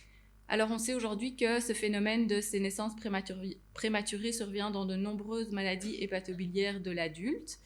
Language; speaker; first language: French; native; French